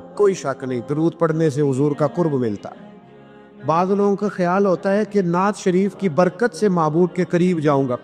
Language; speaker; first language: Urdu; non-native, local second language; Punjabi